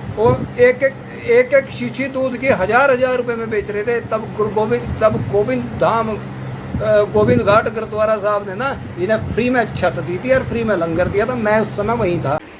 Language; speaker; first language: Hindi; non-native, local second language; Punjabi